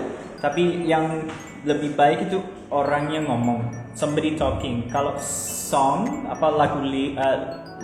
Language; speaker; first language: Indonesian; non-native, fluent; English